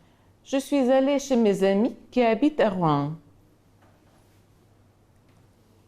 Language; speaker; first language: French; non-native, fluent; Ukrainian